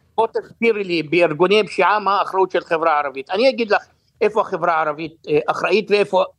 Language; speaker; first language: Hebrew; non-native, local second language; Arabic